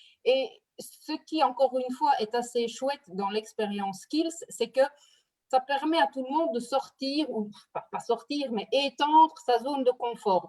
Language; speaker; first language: French; native; French